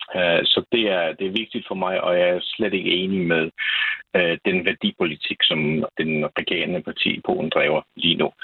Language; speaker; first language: Danish; non-native, fluent; Polish